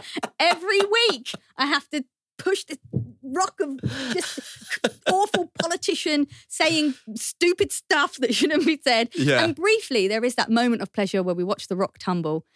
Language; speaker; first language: English; native; English